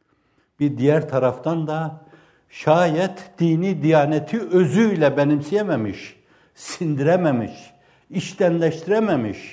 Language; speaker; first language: Turkish; native; Turkish